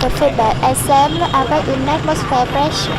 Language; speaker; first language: French; non-native, local second language; Vietnamese